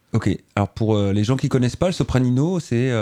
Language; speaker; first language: French; native; French